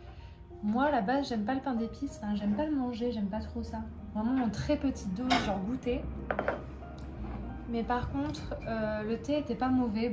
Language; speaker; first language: French; native; French